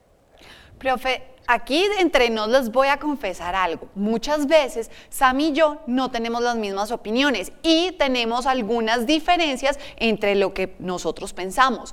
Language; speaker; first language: Spanish; native; Spanish